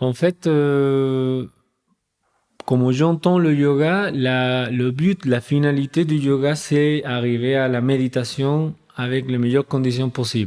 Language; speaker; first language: French; non-native, fluent; Spanish